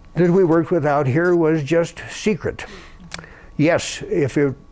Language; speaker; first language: English; native; English